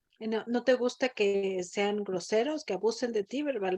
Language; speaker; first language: Spanish; native; Spanish